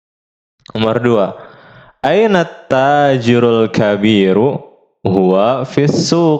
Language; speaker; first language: Arabic; non-native, fluent; Indonesian